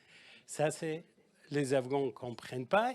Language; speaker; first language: French; non-native, fluent; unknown